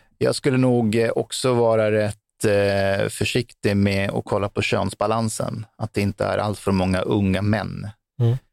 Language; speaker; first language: Swedish; early bilingual, other home language; Persian